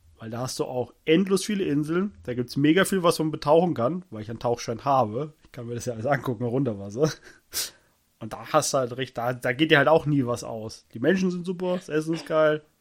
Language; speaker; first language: German; native; German